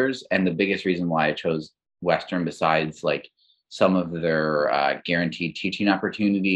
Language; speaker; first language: English; native; English